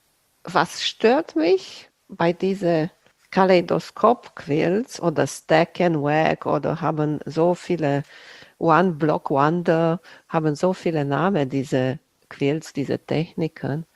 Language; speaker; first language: German; non-native, fluent; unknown